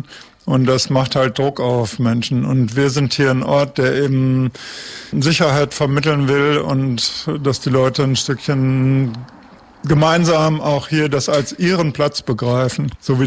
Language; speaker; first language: German; native; German